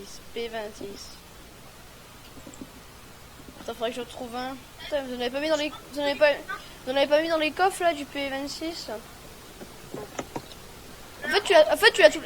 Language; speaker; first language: French; native; French